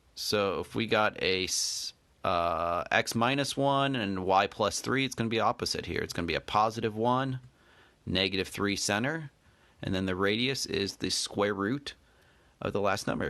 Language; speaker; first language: English; native; English